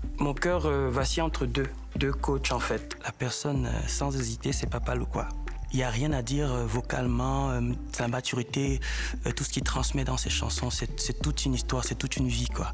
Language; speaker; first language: French; non-native, local second language; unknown